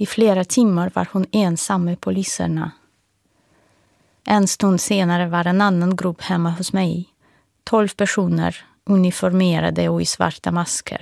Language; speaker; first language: Swedish; non-native, fluent; Russian